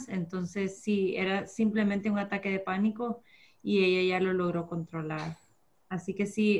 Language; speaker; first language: Spanish; early bilingual, heritage; Spanish